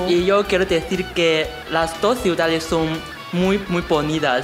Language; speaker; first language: Spanish; non-native, fluent; Chinese